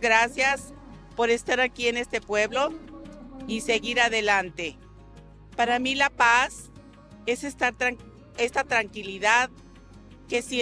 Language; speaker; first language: Spanish; native; Spanish